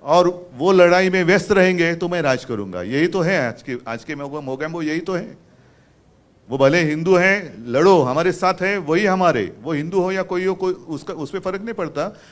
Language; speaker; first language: Hindi; non-native, local second language; Marathi